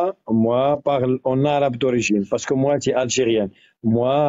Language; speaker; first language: French; non-native, learner; Arabic